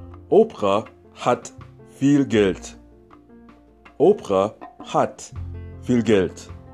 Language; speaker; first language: German; non-native, fluent; English